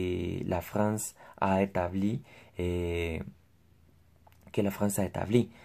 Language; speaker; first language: French; non-native, learner; Spanish